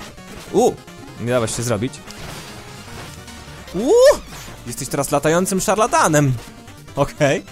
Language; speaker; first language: Polish; native; Polish